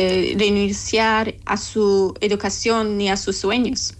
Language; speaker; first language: Spanish; non-native, learner; Persian